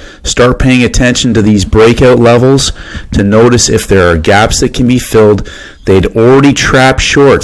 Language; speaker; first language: English; native; English